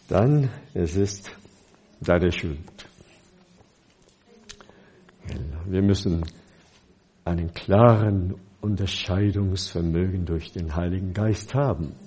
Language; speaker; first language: German; non-native, fluent; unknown